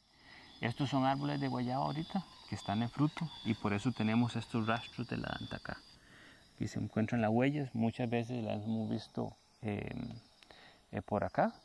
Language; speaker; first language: Spanish; native; Spanish